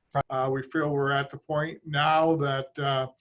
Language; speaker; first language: English; native; English